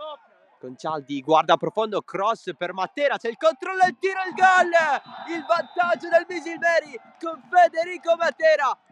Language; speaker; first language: Italian; native; Italian